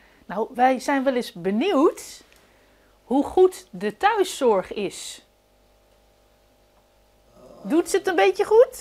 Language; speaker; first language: Dutch; native; Dutch